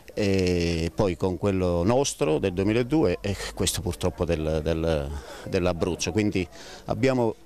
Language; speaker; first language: Italian; native; Italian